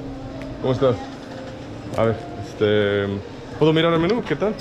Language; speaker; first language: Spanish; non-native, fluent; English